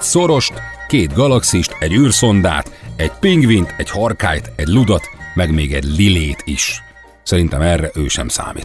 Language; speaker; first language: Hungarian; native; Hungarian